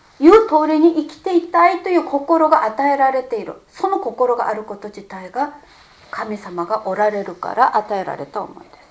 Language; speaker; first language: Japanese; non-native, fluent; Korean